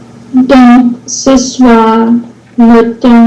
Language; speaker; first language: French; non-native, learner; English